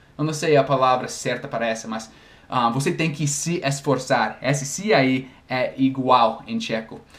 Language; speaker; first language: Portuguese; non-native, fluent; English